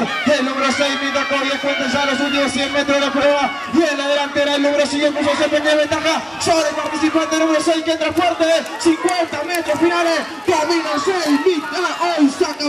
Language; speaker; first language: Spanish; native; Spanish